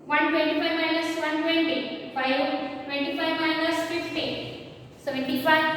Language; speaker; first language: English; non-native, local second language; Kannada